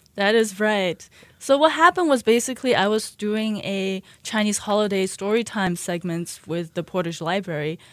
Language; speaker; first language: English; early bilingual, other home language; Chinese